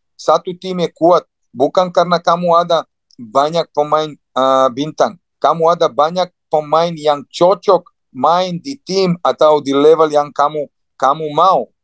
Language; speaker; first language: Indonesian; non-native, fluent; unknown